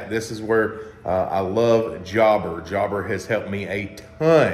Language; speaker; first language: English; native; English